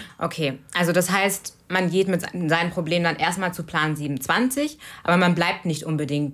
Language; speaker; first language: German; native; German